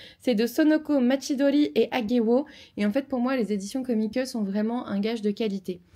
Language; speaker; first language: French; native; French